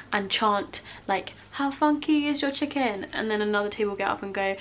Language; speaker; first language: English; native; English